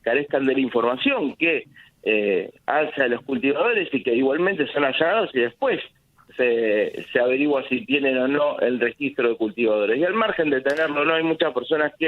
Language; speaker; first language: Spanish; native; Spanish